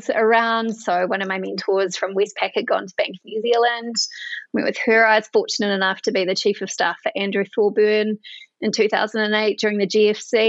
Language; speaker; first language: English; native; English